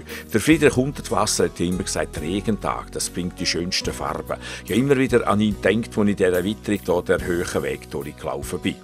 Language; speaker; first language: German; native; German